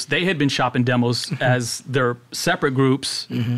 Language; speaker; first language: English; native; English